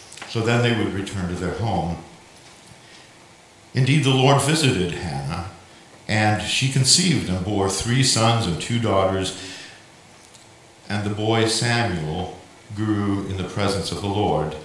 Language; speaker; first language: English; native; English